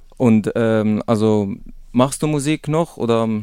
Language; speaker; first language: German; non-native, learner; Arabic